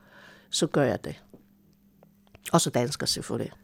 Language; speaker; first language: Danish; non-native, fluent; Chinese